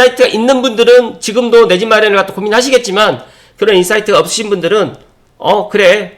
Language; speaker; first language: Korean; native; Korean